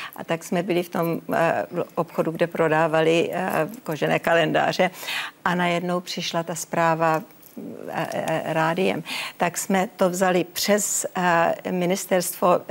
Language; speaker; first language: Czech; early bilingual, heritage; Czech